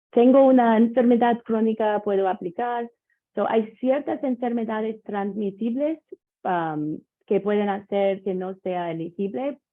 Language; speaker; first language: Spanish; non-native, learner; English